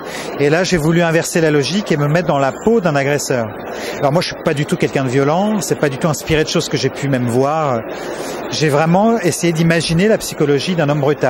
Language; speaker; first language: French; native; French